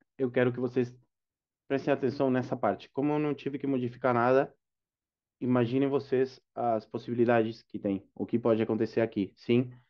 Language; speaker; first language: Portuguese; non-native, fluent; Spanish